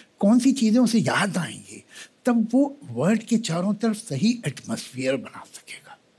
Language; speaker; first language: Hindi; native; Hindi